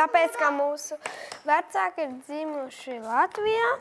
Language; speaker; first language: Latvian; early bilingual, heritage; Latvian